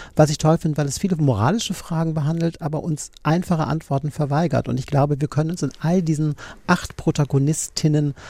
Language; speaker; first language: German; native; German